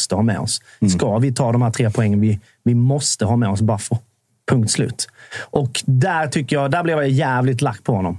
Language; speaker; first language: Swedish; native; Swedish